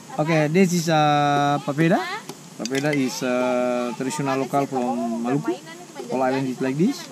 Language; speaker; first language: English; non-native, learner; Indonesian